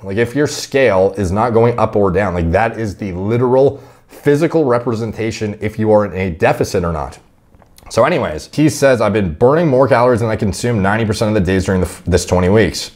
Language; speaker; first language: English; native; English